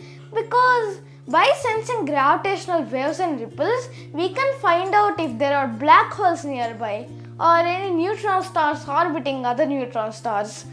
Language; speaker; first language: English; early bilingual, other home language; Telugu